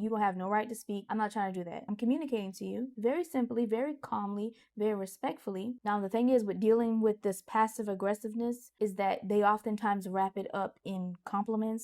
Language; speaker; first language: English; native; English